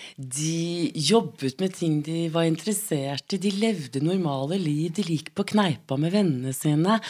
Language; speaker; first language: Norwegian; native; Norwegian